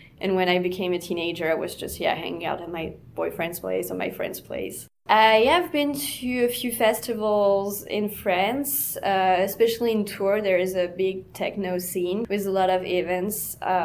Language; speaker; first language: English; non-native, fluent; French